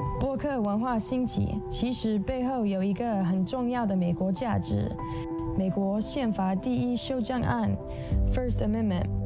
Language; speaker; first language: Chinese; non-native, fluent; English